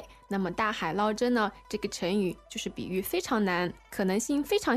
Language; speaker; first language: Chinese; native; Chinese